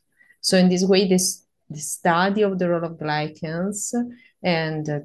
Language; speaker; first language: English; non-native, fluent; Italian